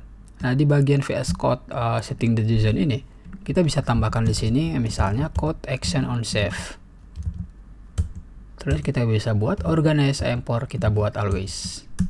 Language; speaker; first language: Indonesian; native; Indonesian